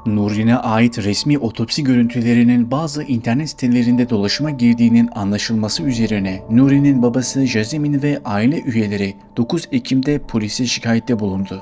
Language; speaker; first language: Turkish; native; Turkish